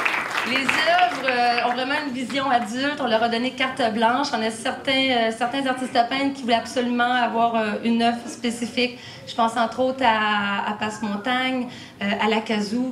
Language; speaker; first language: French; native; French